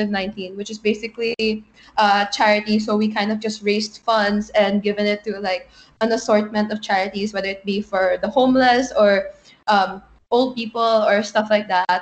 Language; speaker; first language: English; non-native, local second language; Filipino